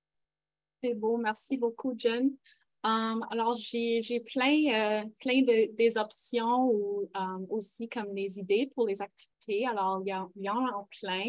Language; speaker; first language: French; non-native, local second language; English